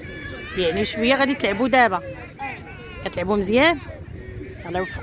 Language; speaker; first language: Arabic; native; Arabic